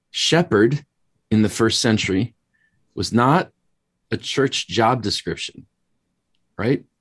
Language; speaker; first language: English; native; English